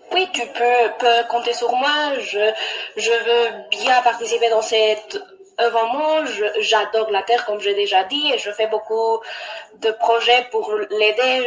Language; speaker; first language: French; non-native, learner; English